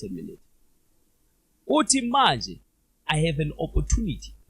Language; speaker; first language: English; non-native, local second language; Zulu